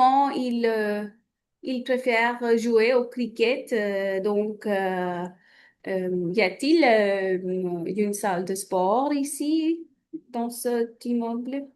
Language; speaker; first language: French; non-native, fluent; Hindi